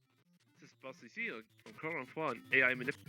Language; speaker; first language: French; non-native, learner; English